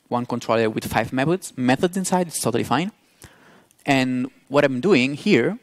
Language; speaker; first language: English; non-native, fluent; Italian